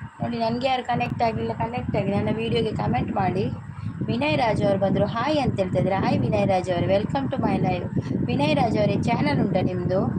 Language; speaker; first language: Kannada; non-native, local second language; Tulu